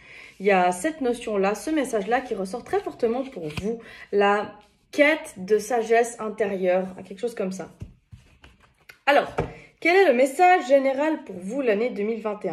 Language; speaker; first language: French; native; French